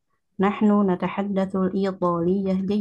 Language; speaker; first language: Arabic; non-native, learner; Indonesian